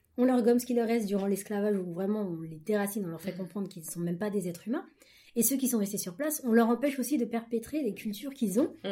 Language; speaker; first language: French; native; French